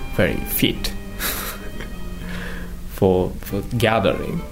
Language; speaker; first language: English; non-native, learner; Japanese